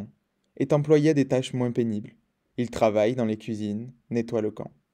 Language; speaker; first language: French; native; French